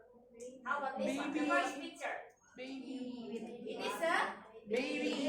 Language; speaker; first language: English; non-native, learner; Indonesian